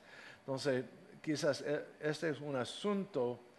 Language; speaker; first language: Spanish; non-native, fluent; English